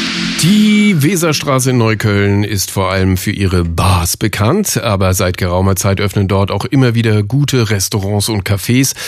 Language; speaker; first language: German; native; German